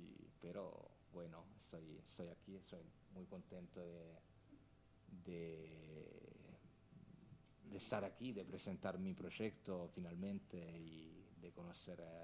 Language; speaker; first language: Spanish; non-native, fluent; Italian